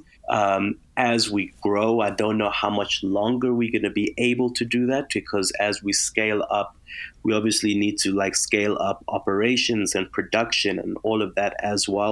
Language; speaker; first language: English; native; English